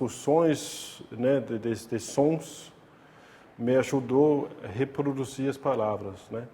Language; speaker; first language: Portuguese; non-native, fluent; Danish